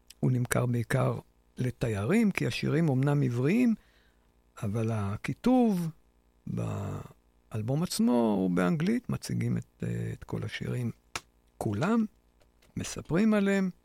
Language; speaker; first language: Hebrew; native; Hebrew